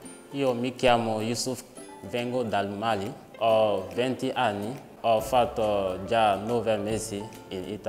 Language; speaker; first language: Italian; non-native, learner; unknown